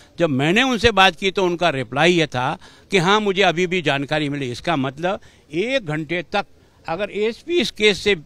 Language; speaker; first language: Hindi; native; Hindi